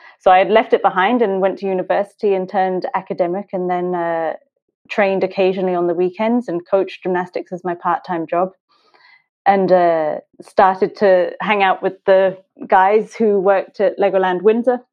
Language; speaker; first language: English; native; English